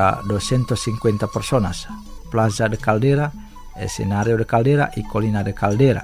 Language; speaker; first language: Spanish; non-native, fluent; Indonesian